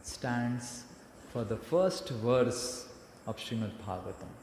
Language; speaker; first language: English; non-native, local second language; Hindi